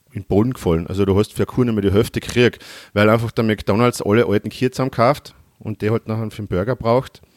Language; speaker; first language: German; native; German